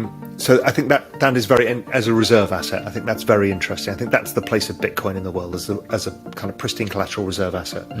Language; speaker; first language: English; native; English